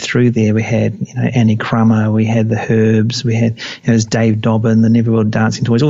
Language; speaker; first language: English; native; English